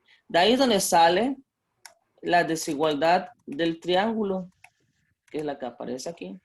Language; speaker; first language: Spanish; native; Spanish